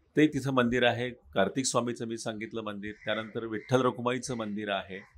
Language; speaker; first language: Marathi; native; Marathi